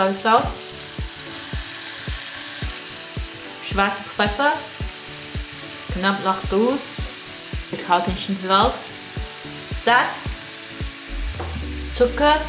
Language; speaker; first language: German; non-native, learner; Chinese